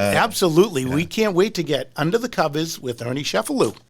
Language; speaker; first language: English; native; English